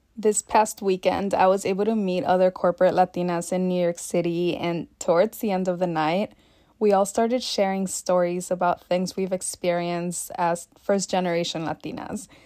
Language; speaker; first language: English; early bilingual, other home language; Spanish